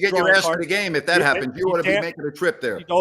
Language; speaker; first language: English; native; English